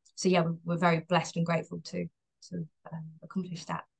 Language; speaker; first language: English; native; English